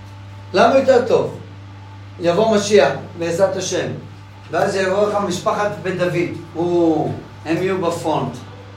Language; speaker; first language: Hebrew; non-native, fluent; English